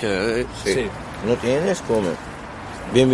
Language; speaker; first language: Spanish; non-native, learner; Arabic